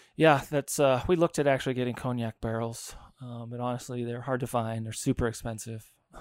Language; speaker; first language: English; native; English